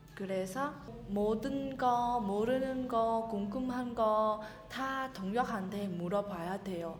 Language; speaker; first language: Korean; non-native, learner; Vietnamese